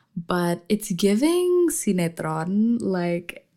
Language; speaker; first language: English; non-native, fluent; Indonesian